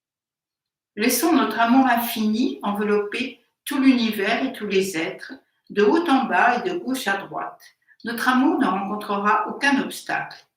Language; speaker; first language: French; native; French